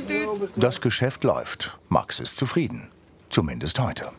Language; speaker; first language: German; native; German